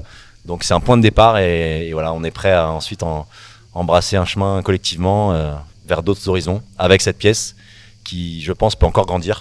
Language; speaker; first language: French; native; French